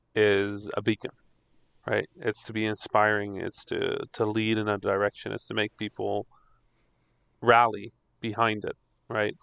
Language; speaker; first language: English; non-native, fluent; Dutch